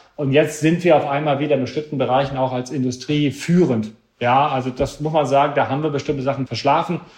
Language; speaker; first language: German; native; German